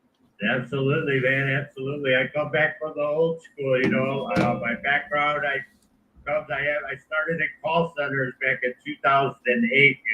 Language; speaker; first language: English; native; English